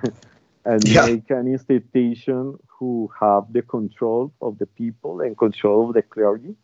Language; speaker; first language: English; non-native, learner; Spanish